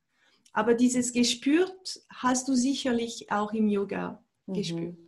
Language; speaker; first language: German; non-native, fluent; French